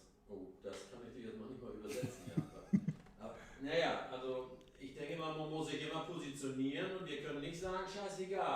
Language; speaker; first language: German; native; German